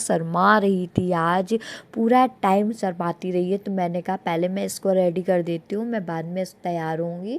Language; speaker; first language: Hindi; native; Hindi